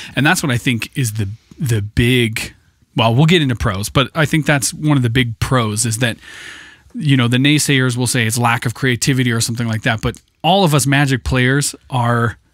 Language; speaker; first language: English; native; English